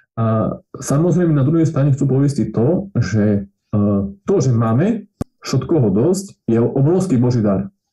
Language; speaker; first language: Slovak; non-native, local second language; Rusyn